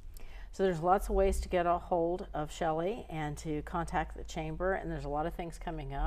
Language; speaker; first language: English; native; English